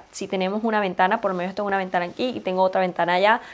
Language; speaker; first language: Spanish; non-native, fluent; Chinese